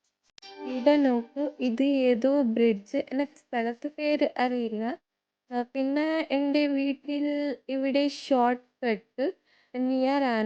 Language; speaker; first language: Malayalam; non-native, learner; Kannada